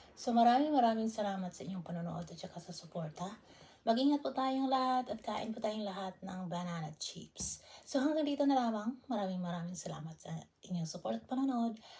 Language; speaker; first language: Filipino; non-native, local second language; Cebuano